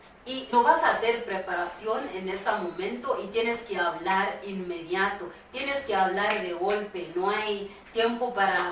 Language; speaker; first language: Spanish; non-native, fluent; Swahili